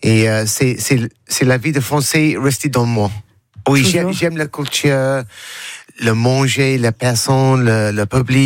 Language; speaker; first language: French; non-native, learner; English